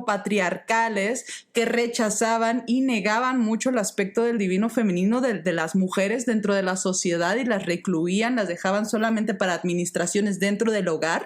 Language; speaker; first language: Spanish; native; Spanish